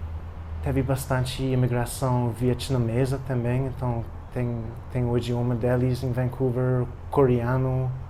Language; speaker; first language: Portuguese; non-native, fluent; English